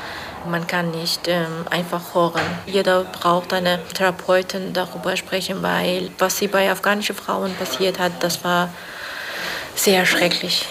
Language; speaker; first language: German; non-native, learner; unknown